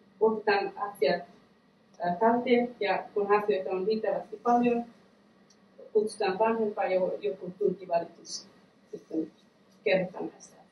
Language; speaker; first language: Finnish; non-native, fluent; Persian